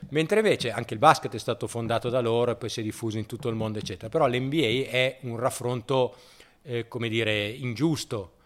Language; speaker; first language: Italian; native; Italian